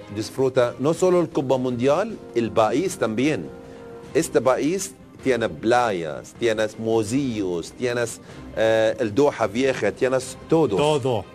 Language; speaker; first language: Spanish; non-native, learner; Arabic